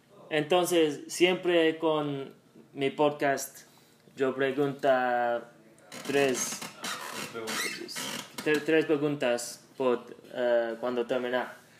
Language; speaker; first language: Spanish; non-native, learner; English